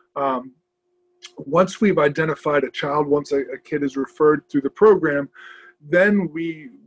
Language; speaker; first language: English; native; English